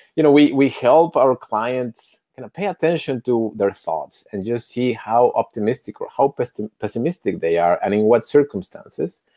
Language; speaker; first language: English; non-native, fluent; Spanish